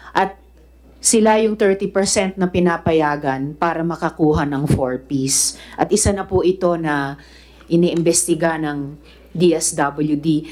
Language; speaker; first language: Filipino; non-native, local second language; Cebuano